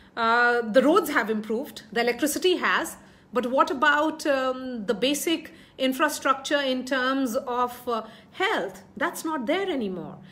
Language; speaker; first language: English; non-native, local second language; Hindi